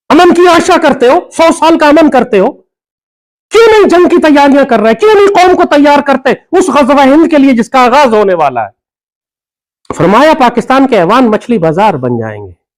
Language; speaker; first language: Urdu; native; Urdu